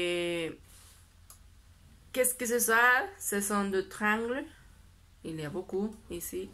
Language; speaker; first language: French; non-native, learner; Spanish